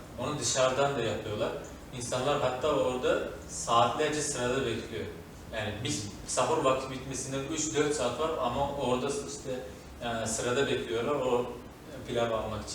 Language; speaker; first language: Turkish; non-native, fluent; Uzbek